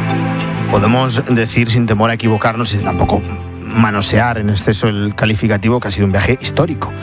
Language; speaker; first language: Spanish; native; Spanish